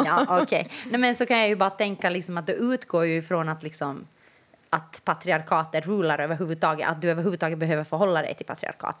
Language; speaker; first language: Swedish; native; Swedish